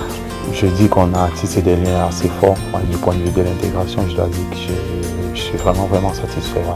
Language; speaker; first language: French; non-native, fluent; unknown